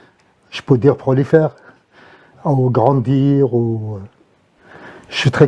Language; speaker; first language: French; non-native, fluent; Arabic